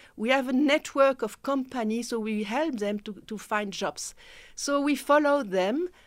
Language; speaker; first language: English; non-native, fluent; French